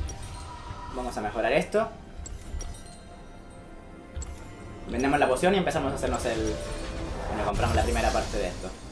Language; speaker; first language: Spanish; native; Spanish